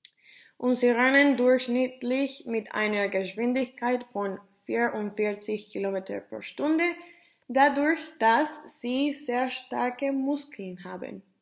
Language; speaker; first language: German; non-native, learner; Spanish